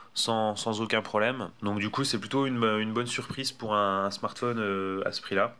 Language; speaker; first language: French; native; French